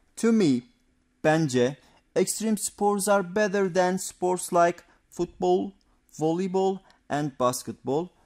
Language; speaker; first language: English; non-native, fluent; Turkish